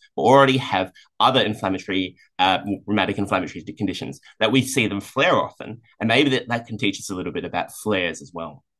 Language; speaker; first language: English; native; English